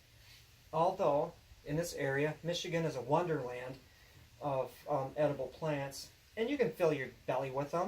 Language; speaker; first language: English; native; English